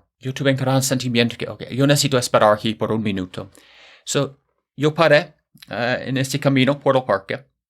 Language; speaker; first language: Spanish; non-native, fluent; English